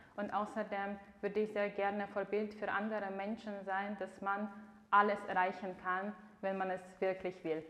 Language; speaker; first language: German; non-native, fluent; Ukrainian